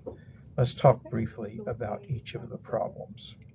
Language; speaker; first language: English; native; English